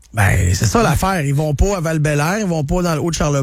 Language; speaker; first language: French; native; French